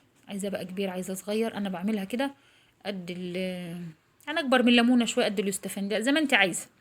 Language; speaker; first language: Arabic; native; Arabic